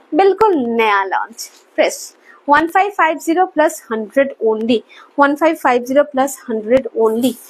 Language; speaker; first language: Hindi; non-native, local second language; Bangla